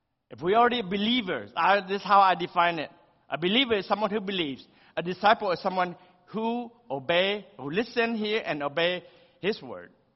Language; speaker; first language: English; early bilingual, other home language; Vietnamese